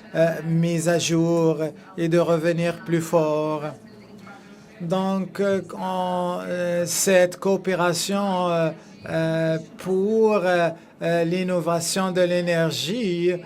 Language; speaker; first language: French; non-native, fluent; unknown